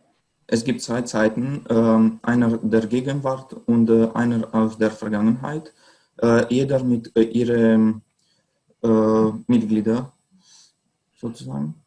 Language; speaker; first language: German; non-native, learner; Romanian